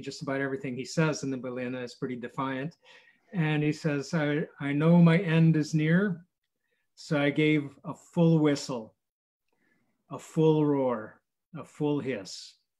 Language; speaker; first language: English; early bilingual, other home language; Ukrainian